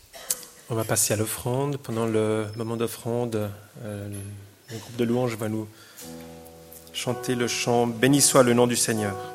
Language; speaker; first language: French; native; French